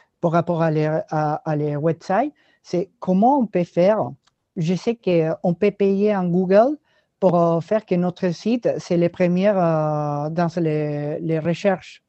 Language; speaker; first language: French; non-native, learner; Spanish